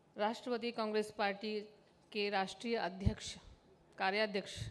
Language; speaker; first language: Hindi; non-native, local second language; Marathi